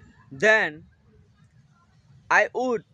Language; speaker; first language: English; non-native, learner; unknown